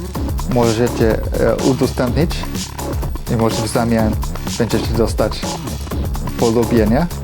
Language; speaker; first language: Polish; non-native, fluent; English